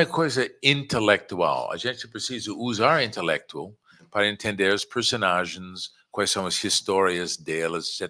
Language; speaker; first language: Portuguese; non-native, fluent; English